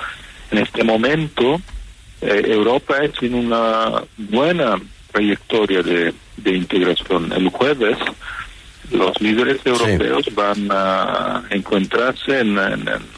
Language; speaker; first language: Spanish; non-native, fluent; Italian